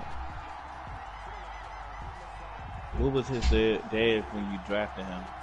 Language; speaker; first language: English; native; English